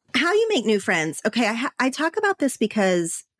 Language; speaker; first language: English; native; English